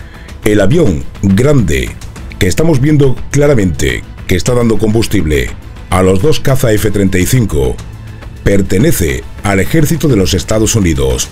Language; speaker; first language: Spanish; native; Spanish